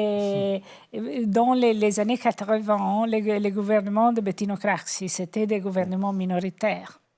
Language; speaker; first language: French; non-native, fluent; Italian